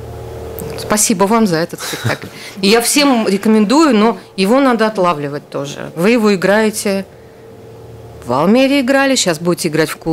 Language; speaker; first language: Russian; native; Russian